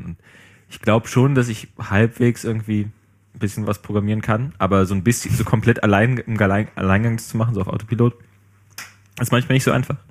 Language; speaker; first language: German; native; German